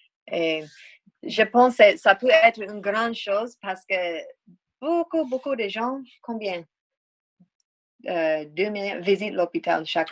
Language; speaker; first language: French; non-native, learner; English